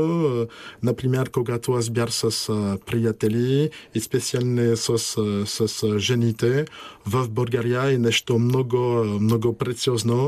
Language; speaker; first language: Bulgarian; non-native, learner; French